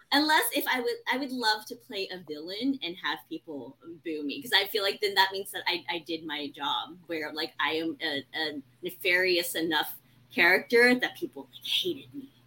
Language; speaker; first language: English; early bilingual, other home language; Chinese